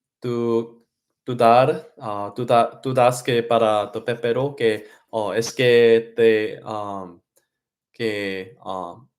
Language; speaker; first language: Spanish; non-native, learner; Korean